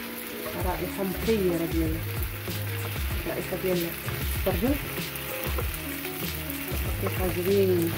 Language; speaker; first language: Arabic; native; Arabic